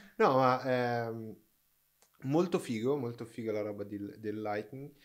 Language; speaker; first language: Italian; non-native, fluent; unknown